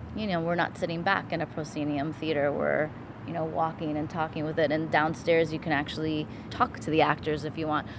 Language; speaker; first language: English; native; English